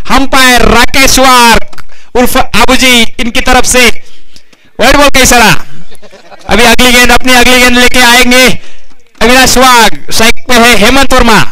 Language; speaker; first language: Hindi; non-native, local second language; Marathi